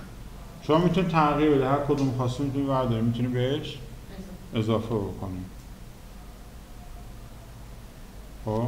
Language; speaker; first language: Persian; native; Persian